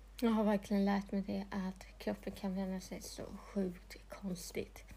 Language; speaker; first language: Swedish; non-native, local second language; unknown